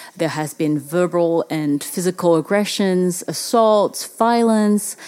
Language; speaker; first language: English; early bilingual, other home language; Chinese